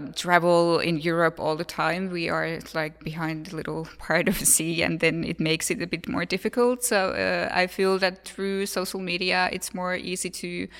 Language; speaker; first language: English; non-native, fluent; Finnish